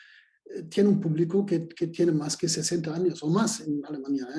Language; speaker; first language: Spanish; non-native, fluent; German